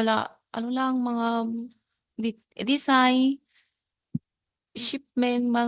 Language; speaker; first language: Filipino; non-native, learner; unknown